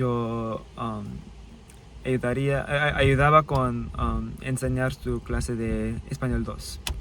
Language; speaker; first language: Spanish; non-native, fluent; English